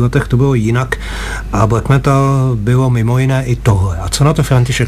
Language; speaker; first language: Czech; native; Czech